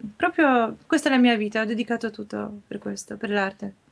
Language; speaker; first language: Italian; non-native, fluent; Polish